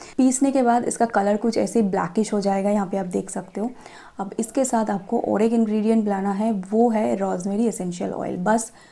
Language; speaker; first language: Hindi; non-native, local second language; Bangla